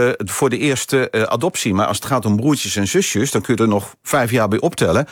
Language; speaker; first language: Dutch; native; Dutch